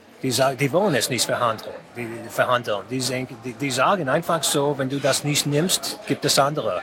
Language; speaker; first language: German; non-native, fluent; English